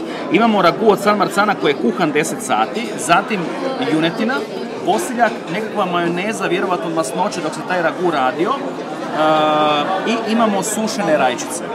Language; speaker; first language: Croatian; native; Croatian